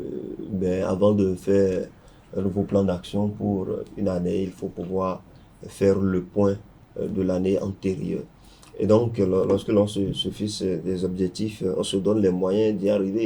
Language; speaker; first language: French; non-native, local second language; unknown